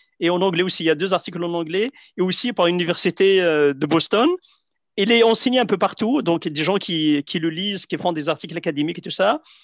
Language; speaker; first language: French; non-native, local second language; Central Atlas Tamazight